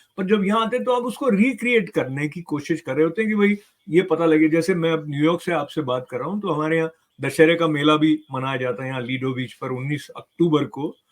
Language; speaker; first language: Hindi; native; Hindi